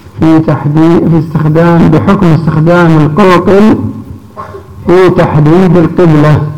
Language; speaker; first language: Arabic; native; Arabic